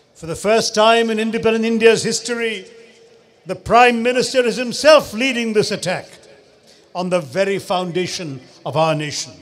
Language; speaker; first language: English; non-native, local second language; Malayalam